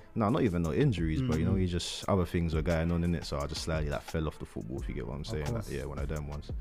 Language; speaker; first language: English; native; English